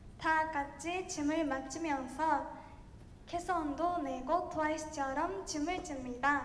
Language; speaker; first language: Korean; non-native, learner; Japanese